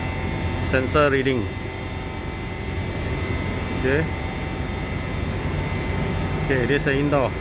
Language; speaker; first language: English; non-native, local second language; Chinese